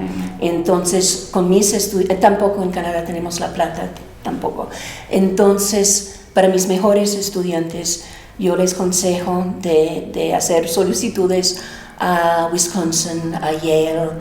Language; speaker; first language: Spanish; non-native, fluent; English